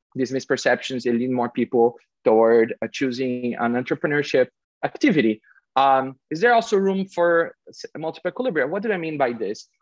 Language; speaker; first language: English; non-native, fluent; Portuguese